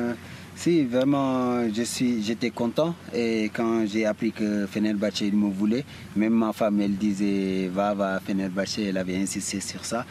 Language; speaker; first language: French; early bilingual, heritage; Italian